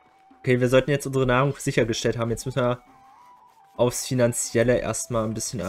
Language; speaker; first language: German; native; German